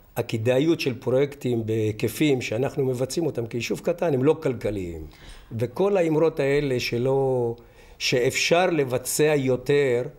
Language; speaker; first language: Hebrew; native; Hebrew